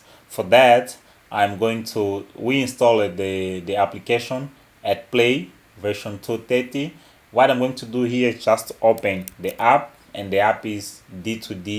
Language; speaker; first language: English; non-native, local second language; Portuguese